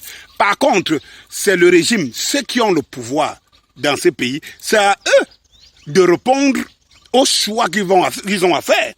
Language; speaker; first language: French; native; French